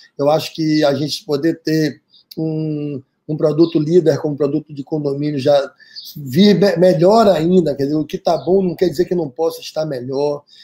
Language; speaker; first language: Portuguese; native; Portuguese